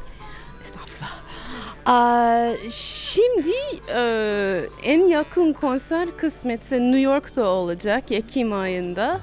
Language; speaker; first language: Turkish; non-native, fluent; English